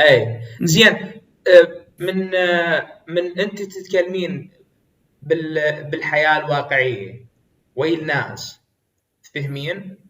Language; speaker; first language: Arabic; native; Arabic